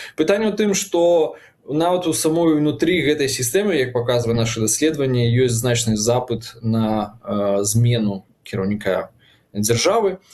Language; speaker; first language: Belarusian; non-native, local second language; Russian